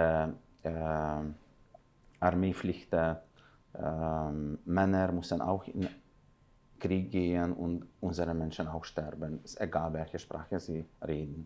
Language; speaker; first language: German; non-native, fluent; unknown